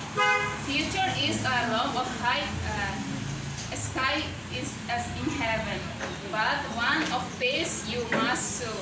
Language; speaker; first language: English; non-native, learner; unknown